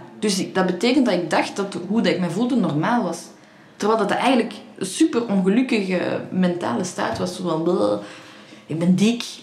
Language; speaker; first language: Dutch; early bilingual, other home language; Persian